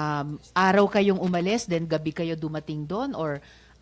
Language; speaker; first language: Filipino; native; Filipino